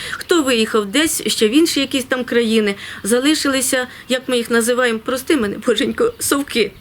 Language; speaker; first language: Ukrainian; native; Ukrainian